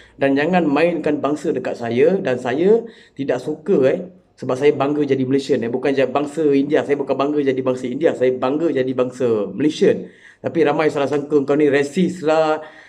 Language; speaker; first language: Malay; non-native, local second language; Tamil